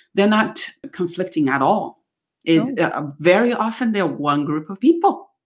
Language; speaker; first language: English; non-native, fluent; Chinese